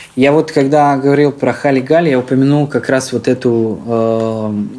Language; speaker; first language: Russian; early bilingual, heritage; Serbian